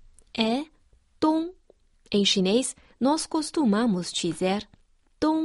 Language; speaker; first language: Portuguese; non-native, fluent; Chinese